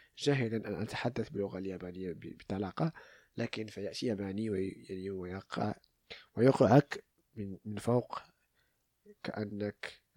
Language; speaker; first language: Arabic; native; Arabic